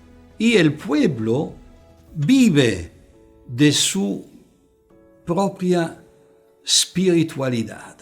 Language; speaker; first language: Spanish; non-native, fluent; Italian